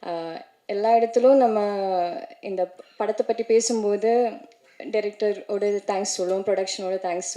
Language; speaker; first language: Tamil; non-native, learner; Malayalam